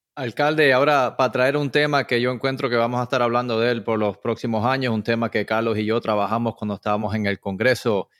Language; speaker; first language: Spanish; early bilingual, heritage; Spanish